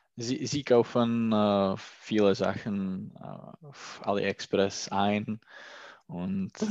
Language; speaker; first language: German; non-native, learner; Czech